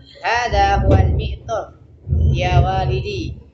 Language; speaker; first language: Arabic; non-native, fluent; Indonesian